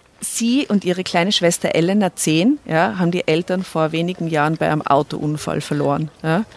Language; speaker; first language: German; native; German